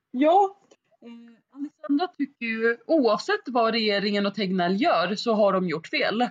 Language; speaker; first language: Swedish; early bilingual, other home language; Arabic